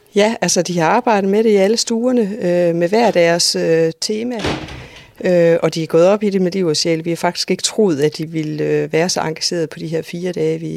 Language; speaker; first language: Danish; native; Danish